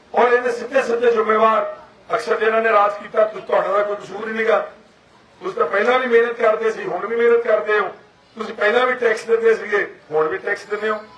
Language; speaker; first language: Punjabi; native; Punjabi